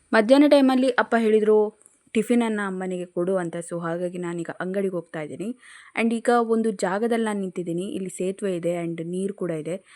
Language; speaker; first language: Kannada; non-native, local second language; Tulu